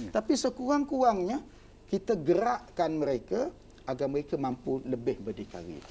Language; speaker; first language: Malay; non-native, local second language; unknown